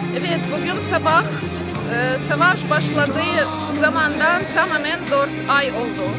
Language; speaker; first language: Turkish; non-native, fluent; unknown